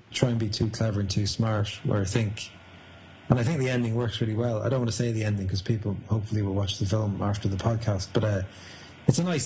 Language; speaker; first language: English; native; English